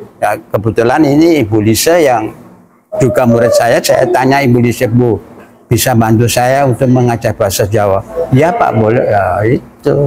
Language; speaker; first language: Indonesian; non-native, fluent; Javanese